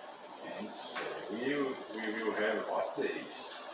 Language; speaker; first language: English; non-native, learner; Portuguese